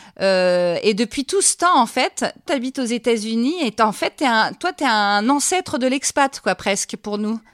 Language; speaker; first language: French; native; French